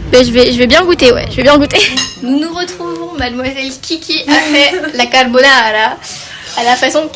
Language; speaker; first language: French; native; French